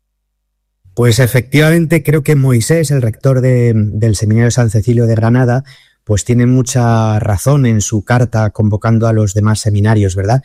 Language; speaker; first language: Spanish; native; Spanish